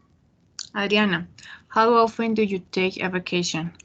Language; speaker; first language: English; non-native, fluent; Spanish